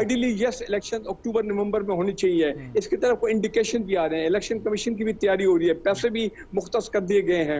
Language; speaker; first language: Urdu; native; Urdu